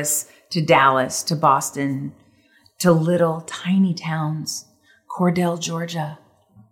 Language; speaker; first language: English; native; English